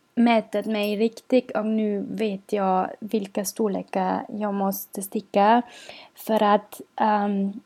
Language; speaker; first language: Swedish; non-native, fluent; German